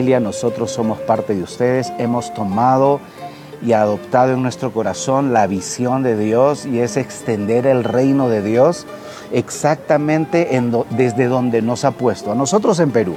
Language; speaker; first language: English; non-native, learner; Spanish